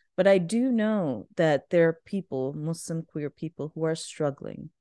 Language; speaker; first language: English; non-native, local second language; Urdu